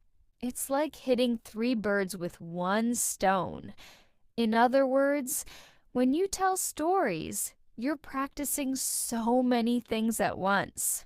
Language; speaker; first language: English; non-native, fluent; Spanish